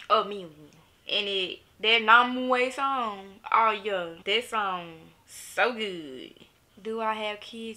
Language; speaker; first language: English; native; English